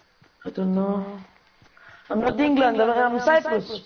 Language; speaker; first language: English; non-native, learner; Greek